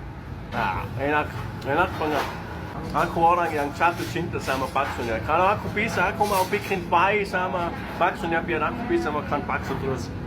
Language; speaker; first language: Indonesian; non-native, fluent; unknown